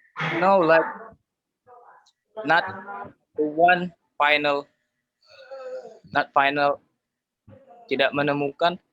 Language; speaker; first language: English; non-native, learner; Indonesian